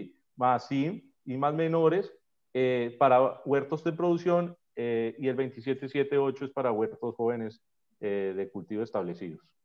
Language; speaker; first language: Spanish; native; Spanish